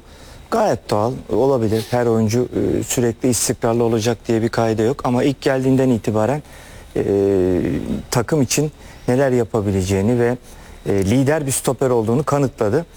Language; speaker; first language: Turkish; native; Turkish